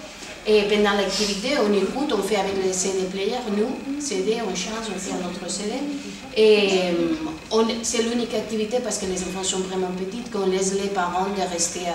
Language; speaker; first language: French; non-native, fluent; Spanish